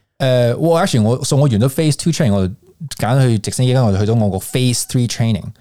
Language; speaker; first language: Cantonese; early bilingual, heritage; Cantonese